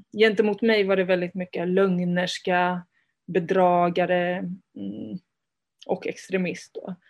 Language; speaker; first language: Swedish; early bilingual, other home language; Spanish